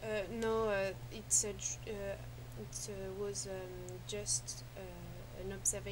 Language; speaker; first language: English; non-native, learner; French